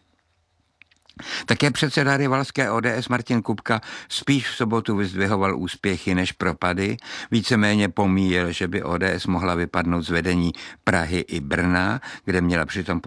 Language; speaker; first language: Czech; native; Czech